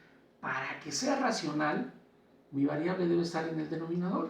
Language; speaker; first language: Spanish; native; Spanish